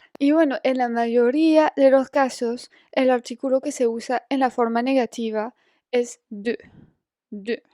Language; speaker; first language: Spanish; non-native, fluent; French